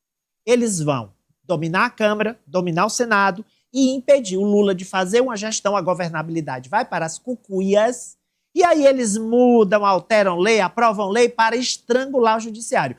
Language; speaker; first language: Portuguese; native; Portuguese